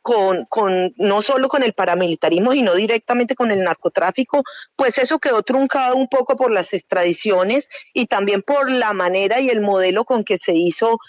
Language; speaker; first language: Spanish; native; Spanish